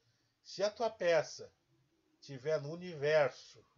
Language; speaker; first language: Portuguese; native; Portuguese